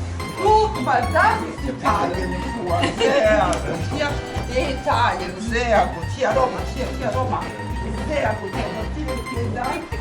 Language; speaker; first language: German; non-native, fluent; Italian